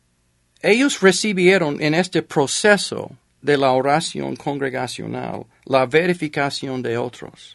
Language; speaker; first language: Spanish; non-native, fluent; English